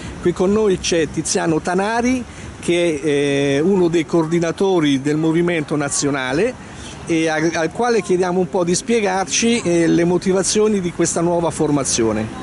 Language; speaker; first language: Italian; native; Italian